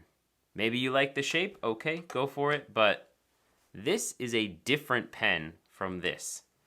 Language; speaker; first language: English; native; English